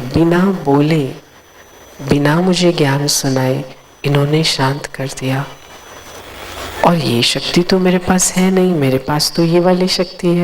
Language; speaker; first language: Hindi; native; Hindi